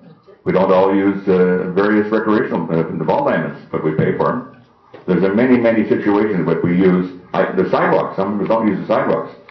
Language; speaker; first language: English; native; English